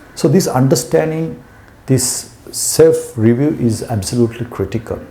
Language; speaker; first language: English; non-native, local second language; Sinhala